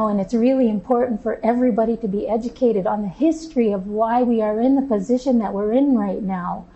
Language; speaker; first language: English; native; English